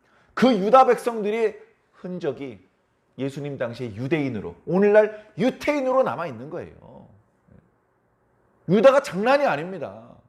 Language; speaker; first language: Korean; native; Korean